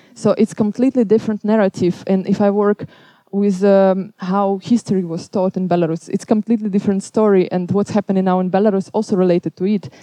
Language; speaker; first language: English; non-native, fluent; Belarusian